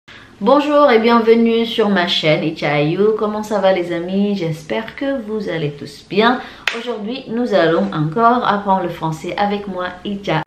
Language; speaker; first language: French; non-native, fluent; Indonesian